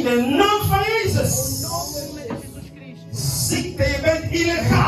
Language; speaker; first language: Dutch; non-native, fluent; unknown